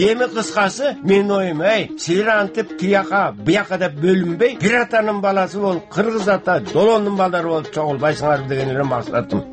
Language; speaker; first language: Kyrgyz; native; Kyrgyz